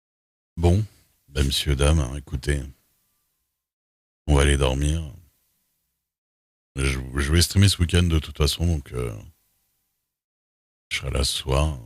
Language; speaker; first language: French; native; French